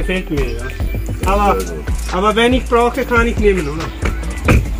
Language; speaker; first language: German; non-native, learner; Punjabi